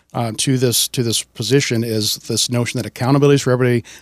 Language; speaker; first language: English; native; English